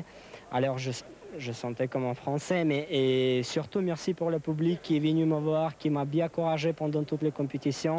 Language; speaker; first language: French; non-native, learner; Russian